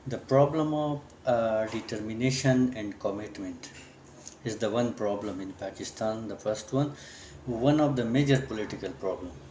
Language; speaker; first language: English; non-native, local second language; Urdu